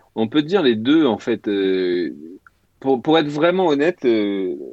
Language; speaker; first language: French; native; French